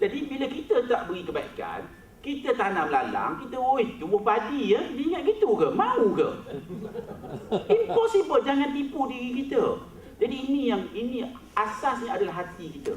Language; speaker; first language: Malay; native; Malay